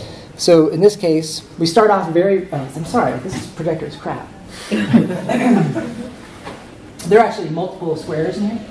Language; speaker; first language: English; native; English